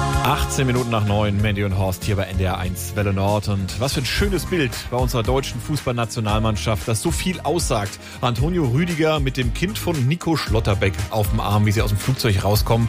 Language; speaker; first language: German; native; German